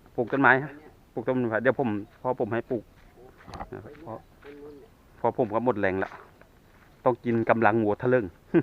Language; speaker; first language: Thai; non-native, local second language; Northeastern Thai